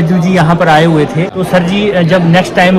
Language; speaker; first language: Hindi; native; Hindi